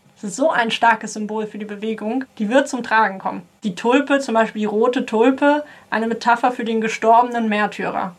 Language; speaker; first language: German; native; German